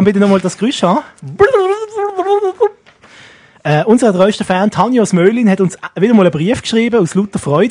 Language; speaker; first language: German; native; German